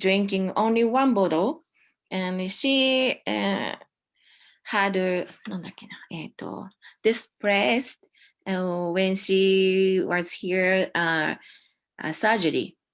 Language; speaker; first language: English; non-native, learner; Japanese